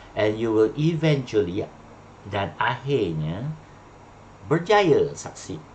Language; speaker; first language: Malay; non-native, local second language; Chinese